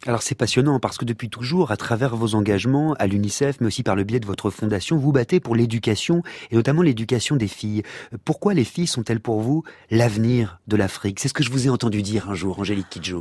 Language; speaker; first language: French; native; French